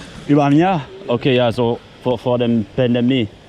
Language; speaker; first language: German; non-native, learner; English